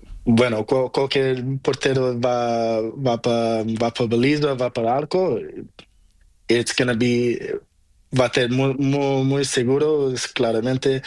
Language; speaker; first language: Spanish; non-native, learner; Portuguese